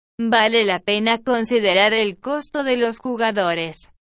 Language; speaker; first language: Spanish; non-native, learner; Portuguese